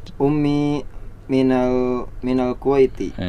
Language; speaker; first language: Arabic; non-native, learner; Indonesian